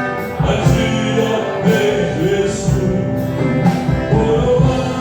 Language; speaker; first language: Portuguese; native; Portuguese